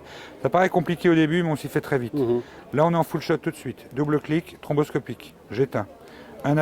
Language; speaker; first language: French; native; French